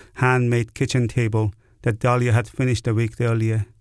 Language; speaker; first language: English; non-native, fluent; Persian